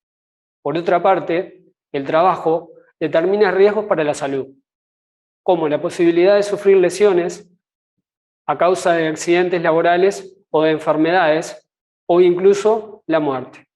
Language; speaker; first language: Spanish; native; Spanish